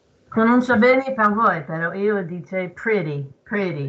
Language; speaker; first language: Italian; non-native, learner; English